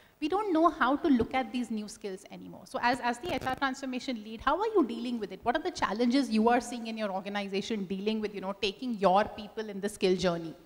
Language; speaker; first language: English; non-native, local second language; Hindi